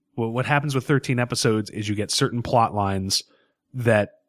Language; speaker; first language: English; native; English